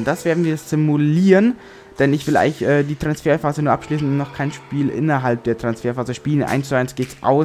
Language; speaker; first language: German; native; German